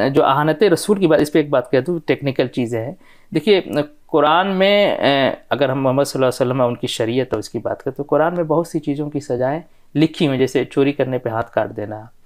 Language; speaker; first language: Hindi; non-native, local second language; Bhojpuri